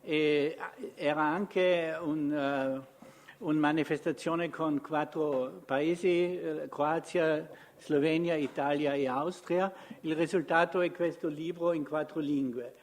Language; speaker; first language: Italian; non-native, fluent; German